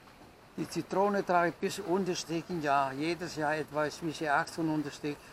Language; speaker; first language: German; non-native, learner; Italian